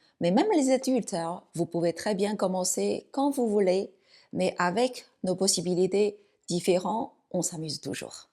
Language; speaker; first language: French; non-native, fluent; Chinese